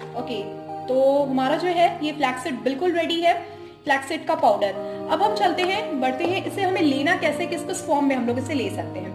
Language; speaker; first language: Hindi; non-native, local second language; Bangla